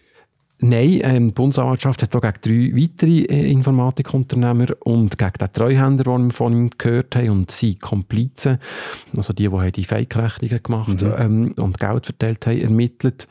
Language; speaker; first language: German; native; German